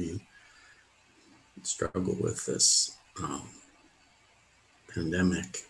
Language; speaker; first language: English; native; English